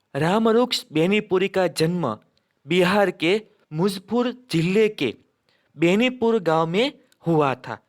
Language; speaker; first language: Hindi; non-native, local second language; Gujarati